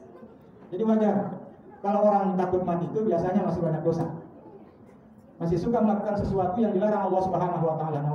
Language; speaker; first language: Indonesian; native; Indonesian